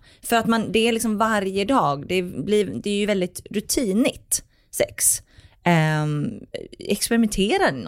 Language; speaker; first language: Swedish; native; Swedish